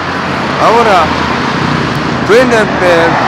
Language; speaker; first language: Spanish; non-native, learner; Japanese